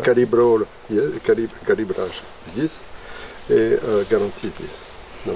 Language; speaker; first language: Russian; non-native, fluent; French